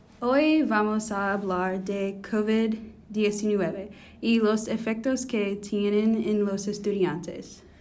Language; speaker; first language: Spanish; non-native, learner; English